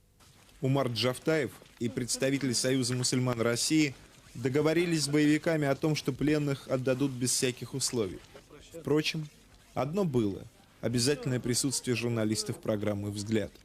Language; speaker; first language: Russian; native; Russian